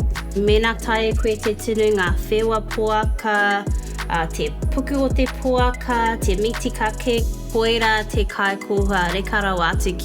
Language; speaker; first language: Māori; non-native, local second language; English